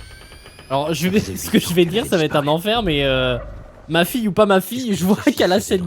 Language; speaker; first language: French; native; French